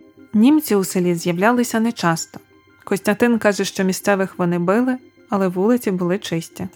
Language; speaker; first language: Ukrainian; native; Ukrainian